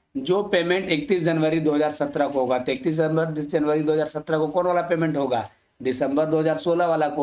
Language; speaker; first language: Hindi; native; Hindi